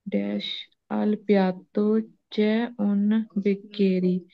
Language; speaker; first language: Italian; non-native, learner; Punjabi